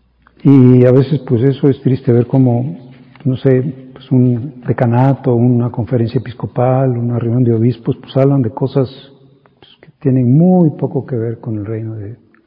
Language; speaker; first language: Spanish; native; Spanish